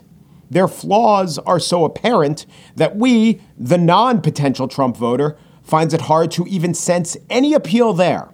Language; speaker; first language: English; native; English